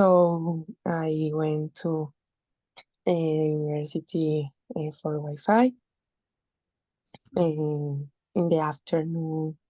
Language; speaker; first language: English; non-native, learner; Spanish